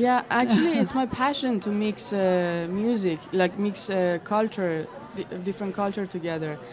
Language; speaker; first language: English; non-native, fluent; Persian